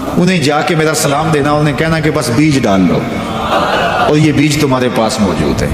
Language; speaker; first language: Urdu; non-native, local second language; Punjabi